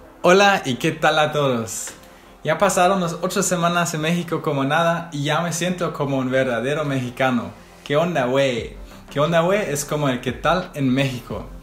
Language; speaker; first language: Spanish; non-native, fluent; German